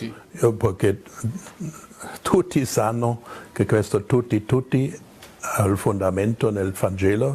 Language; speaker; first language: Italian; non-native, fluent; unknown